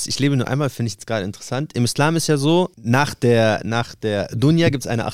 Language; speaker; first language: German; native; German